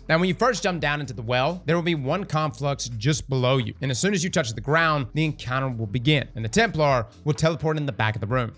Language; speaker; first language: English; native; English